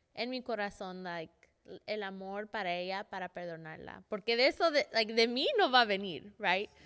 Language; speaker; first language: Spanish; early bilingual, heritage; Spanish